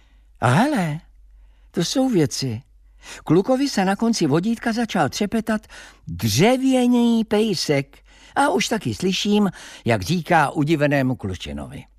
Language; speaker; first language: Czech; native; Czech